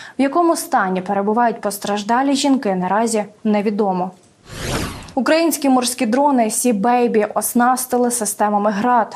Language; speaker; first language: Ukrainian; native; Ukrainian